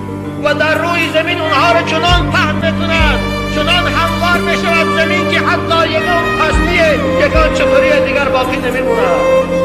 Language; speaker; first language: Persian; native; Persian